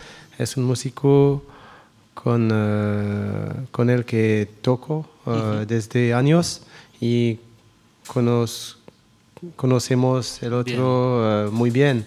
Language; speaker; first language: Spanish; non-native, learner; French